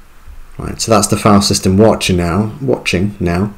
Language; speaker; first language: English; native; English